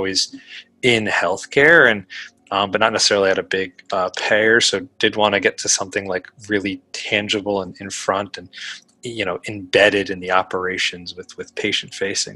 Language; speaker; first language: English; native; English